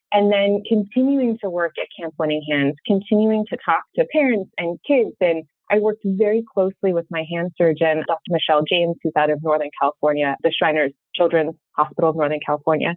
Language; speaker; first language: English; native; English